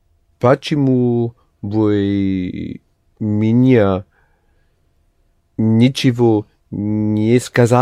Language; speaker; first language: Russian; non-native, learner; English